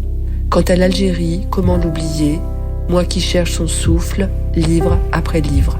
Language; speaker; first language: French; native; French